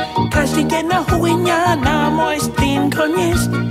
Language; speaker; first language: Russian; non-native, learner; English